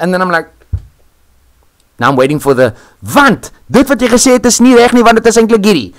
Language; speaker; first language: Afrikaans; early bilingual, heritage; Afrikaans